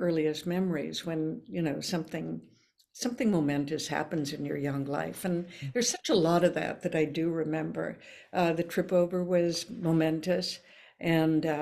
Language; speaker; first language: English; early bilingual, other home language; Norwegian